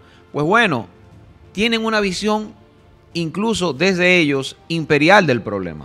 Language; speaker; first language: Spanish; native; Spanish